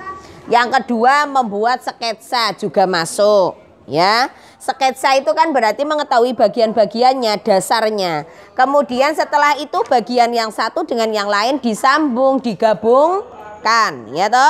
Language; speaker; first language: Indonesian; non-native, local second language; Javanese